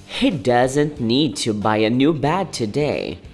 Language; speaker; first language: English; non-native, fluent; Portuguese